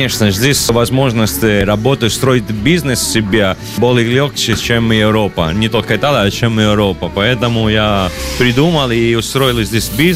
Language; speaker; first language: Russian; non-native, learner; Italian